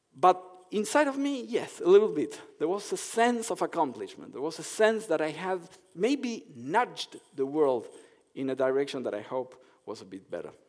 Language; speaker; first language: English; non-native, fluent; Spanish